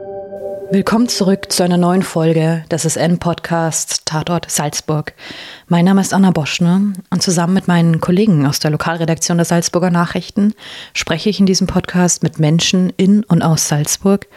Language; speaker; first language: German; native; German